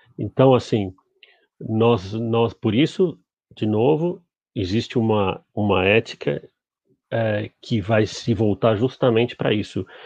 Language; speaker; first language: Portuguese; early bilingual, other home language; Spanish